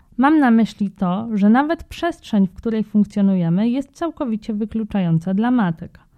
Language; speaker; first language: Polish; native; Polish